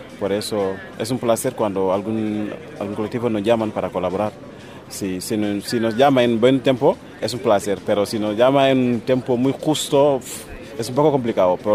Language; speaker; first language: Spanish; non-native, fluent; Wolof